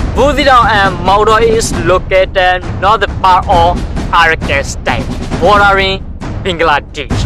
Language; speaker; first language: English; non-native, learner; Burmese